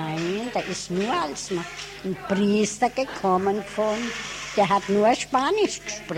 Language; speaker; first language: German; early bilingual, heritage; German